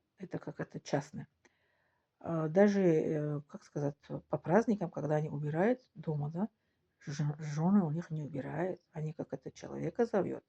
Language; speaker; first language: Russian; non-native, local second language; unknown